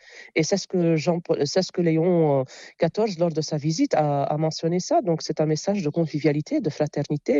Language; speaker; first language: French; non-native, local second language; Arabic